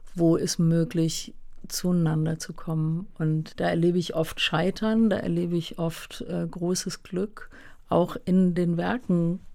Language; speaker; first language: German; native; German